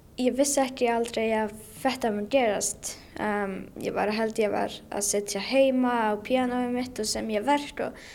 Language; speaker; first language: Icelandic; non-native, learner; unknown